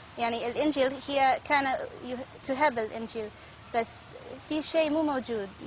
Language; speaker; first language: Egyptian Arabic; non-native, learner; Spanish